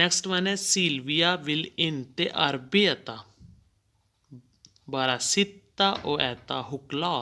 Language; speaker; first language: Swedish; non-native, fluent; Hindi